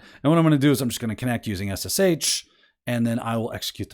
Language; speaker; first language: English; native; English